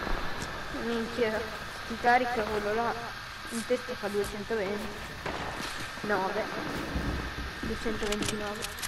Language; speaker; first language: Italian; native; Italian